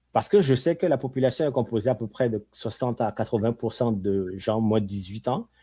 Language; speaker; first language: French; non-native, local second language; Ewe